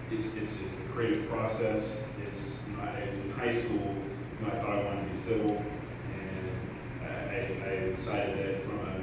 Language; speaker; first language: English; native; English